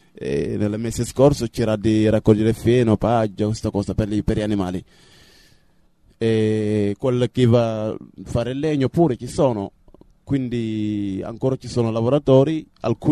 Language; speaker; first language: Italian; non-native, fluent; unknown